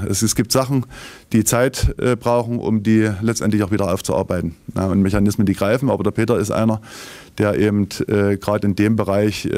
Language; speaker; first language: German; native; German